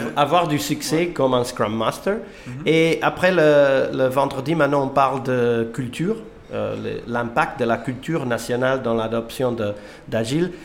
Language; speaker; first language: French; non-native, fluent; Portuguese